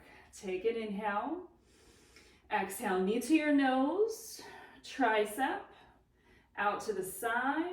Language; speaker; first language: English; native; English